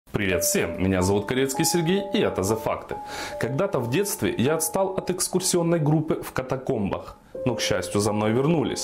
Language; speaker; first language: Russian; native; Russian